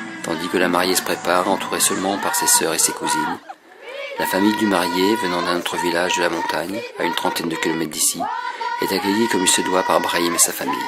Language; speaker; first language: French; native; French